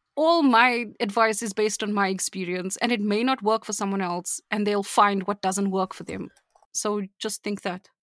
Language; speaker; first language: English; native; English